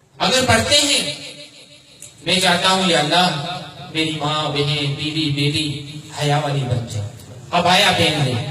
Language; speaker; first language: Urdu; non-native, fluent; Arabic